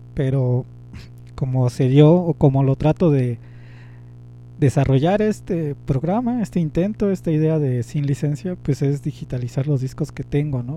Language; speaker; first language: Spanish; native; Spanish